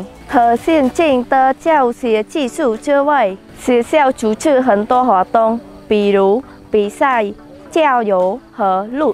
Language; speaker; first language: Chinese; non-native, learner; Khmer